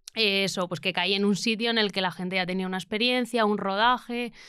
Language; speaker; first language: Spanish; native; Spanish